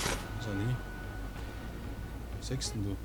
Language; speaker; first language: German; native; German